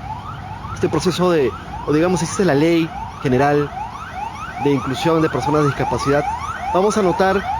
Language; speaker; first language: Spanish; native; Spanish